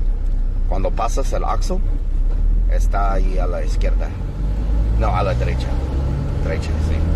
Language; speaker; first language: Spanish; non-native, learner; English